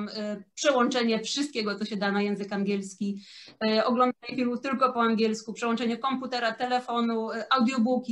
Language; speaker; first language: Polish; native; Polish